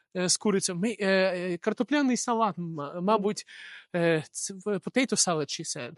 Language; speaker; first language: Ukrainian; non-native, local second language; Russian